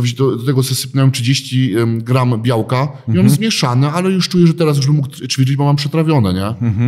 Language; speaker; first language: Polish; early bilingual, heritage; Polish